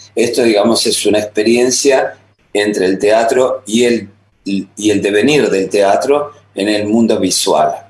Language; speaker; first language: Spanish; native; Spanish